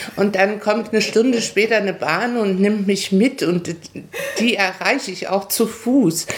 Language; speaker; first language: German; non-native, fluent; Spanish